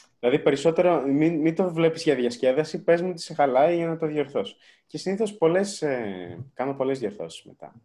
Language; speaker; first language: Greek; early bilingual, other home language; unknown